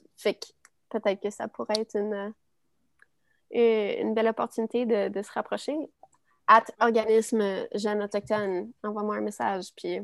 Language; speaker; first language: French; native; French